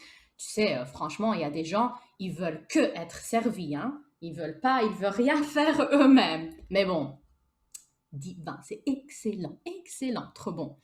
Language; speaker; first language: French; native; French